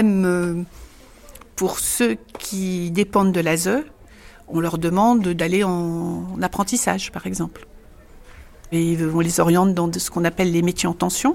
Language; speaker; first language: French; native; French